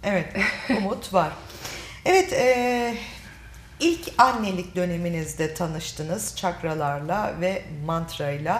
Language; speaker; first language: Turkish; native; Turkish